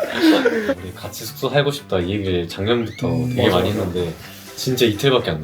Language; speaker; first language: Korean; native; Korean